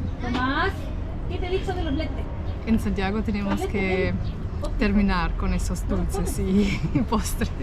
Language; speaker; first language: Spanish; non-native, fluent; German